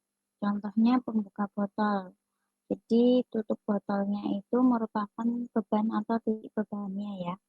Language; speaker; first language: Indonesian; native; Indonesian